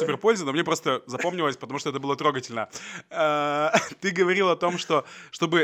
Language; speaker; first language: Russian; native; Russian